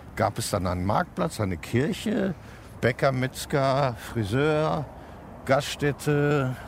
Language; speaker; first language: German; native; German